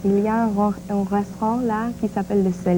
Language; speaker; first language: French; non-native, learner; English